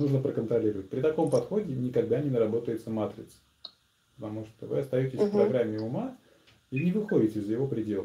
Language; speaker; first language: Russian; native; Russian